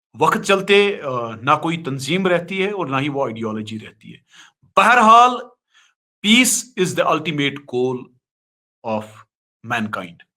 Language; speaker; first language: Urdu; non-native, local second language; Kashmiri